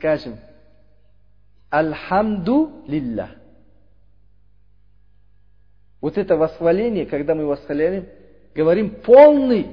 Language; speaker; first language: Russian; non-native, learner; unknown